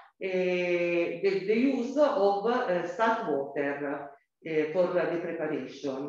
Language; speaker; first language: English; non-native, learner; Italian